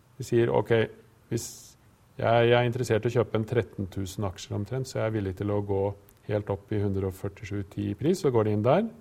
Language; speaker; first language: Norwegian; native; Norwegian